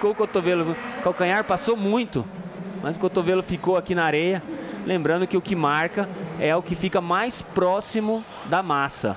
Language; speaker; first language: Portuguese; native; Portuguese